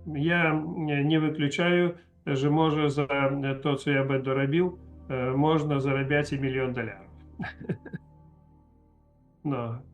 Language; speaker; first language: Polish; non-native, learner; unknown